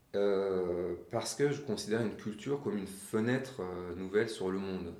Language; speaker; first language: French; non-native, fluent; Persian